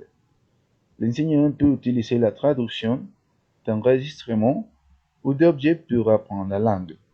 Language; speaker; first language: French; non-native, learner; Spanish